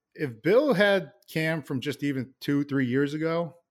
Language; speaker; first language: English; native; English